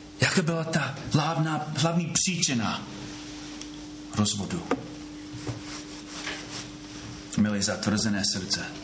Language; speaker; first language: Czech; non-native, fluent; English